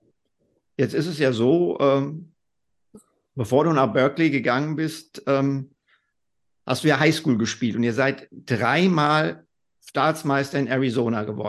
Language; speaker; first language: German; native; German